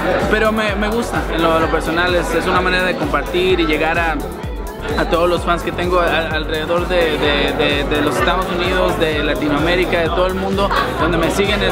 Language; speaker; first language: Spanish; early bilingual, heritage; Spanish